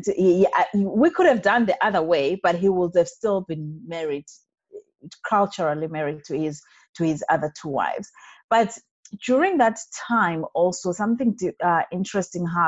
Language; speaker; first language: English; non-native, local second language; Shona